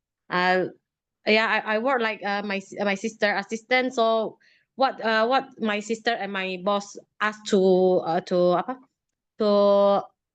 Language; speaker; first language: English; non-native, learner; Indonesian